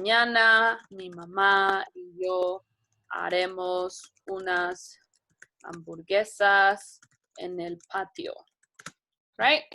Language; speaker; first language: Spanish; non-native, fluent; English